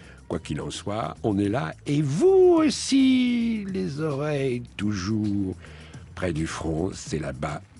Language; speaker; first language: French; native; French